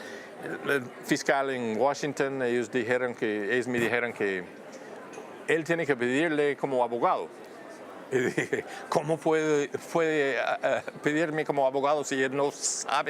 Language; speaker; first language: Spanish; non-native, fluent; English